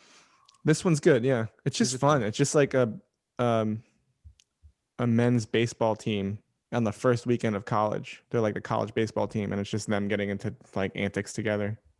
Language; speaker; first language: English; native; English